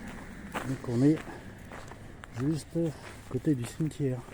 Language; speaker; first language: French; native; French